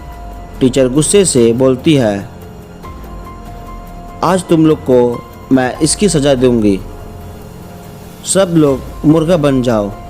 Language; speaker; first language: Hindi; native; Hindi